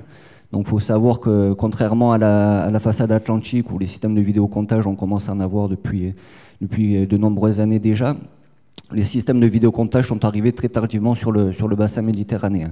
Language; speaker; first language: French; native; French